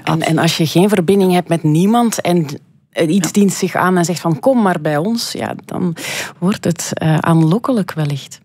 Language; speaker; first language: Dutch; native; Dutch